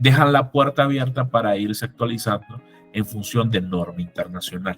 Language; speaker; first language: Spanish; native; Spanish